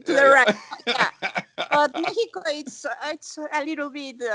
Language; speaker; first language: English; non-native, learner; Spanish